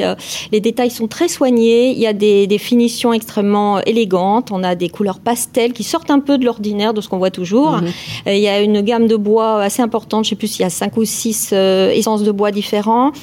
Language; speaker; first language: French; native; French